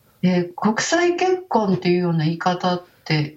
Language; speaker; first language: Japanese; native; Japanese